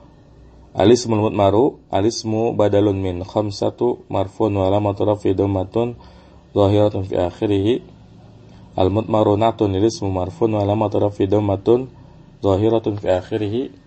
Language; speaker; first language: Arabic; non-native, fluent; Indonesian